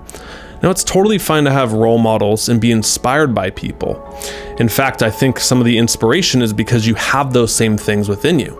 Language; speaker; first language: English; native; English